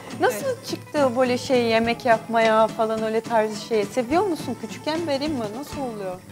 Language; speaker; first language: Turkish; non-native, learner; Portuguese